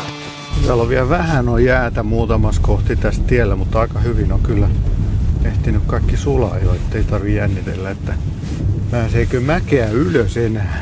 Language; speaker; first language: Finnish; native; Finnish